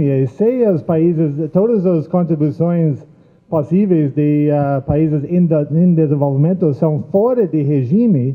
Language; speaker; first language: Portuguese; non-native, fluent; English